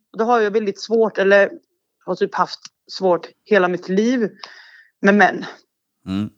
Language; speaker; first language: Swedish; early bilingual, other home language; Bosnian